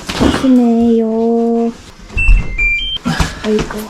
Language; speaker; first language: Korean; non-native, learner; Russian